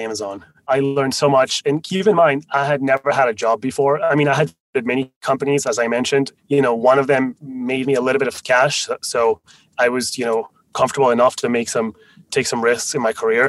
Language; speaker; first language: English; non-native, fluent; Spanish